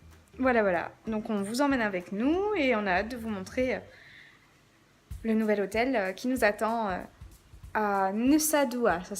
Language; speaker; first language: French; native; French